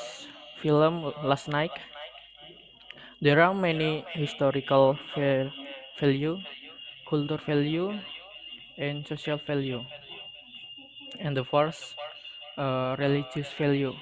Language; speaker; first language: English; non-native, learner; Indonesian